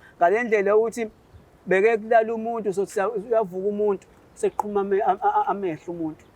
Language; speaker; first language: Zulu; native; Zulu